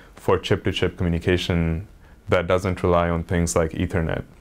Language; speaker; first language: English; non-native, local second language; Hindi